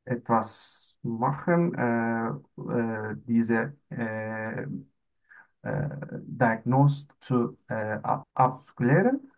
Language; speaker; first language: German; non-native, learner; Turkish